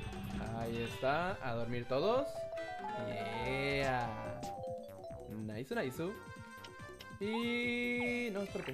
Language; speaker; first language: Spanish; native; Spanish